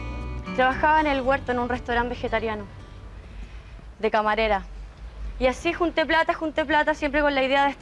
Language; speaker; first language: Spanish; native; Spanish